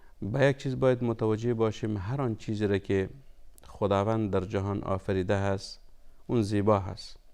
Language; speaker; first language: Persian; native; Persian